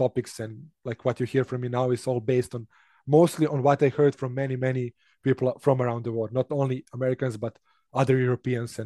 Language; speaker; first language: English; non-native, fluent; Serbian